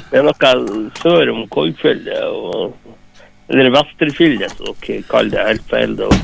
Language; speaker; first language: Norwegian; native; Norwegian